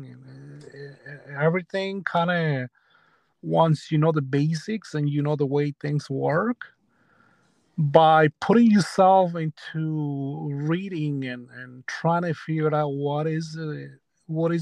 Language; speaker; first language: English; early bilingual, other home language; Spanish